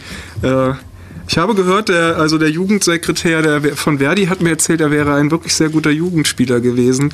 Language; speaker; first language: German; native; German